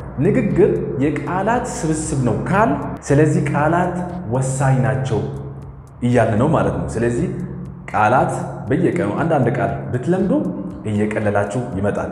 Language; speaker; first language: Amharic; non-native, fluent; Arabic